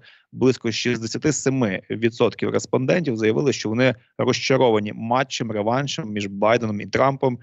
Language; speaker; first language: Ukrainian; native; Ukrainian